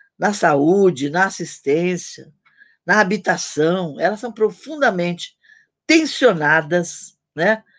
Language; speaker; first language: Portuguese; native; Portuguese